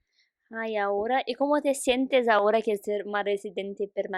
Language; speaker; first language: Spanish; non-native, fluent; Portuguese